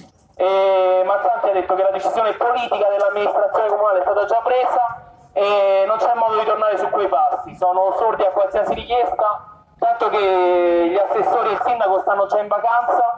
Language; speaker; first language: Italian; native; Italian